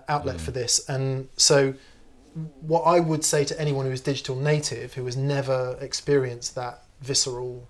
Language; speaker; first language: English; native; English